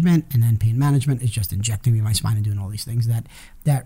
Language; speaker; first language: English; early bilingual, other home language; Hebrew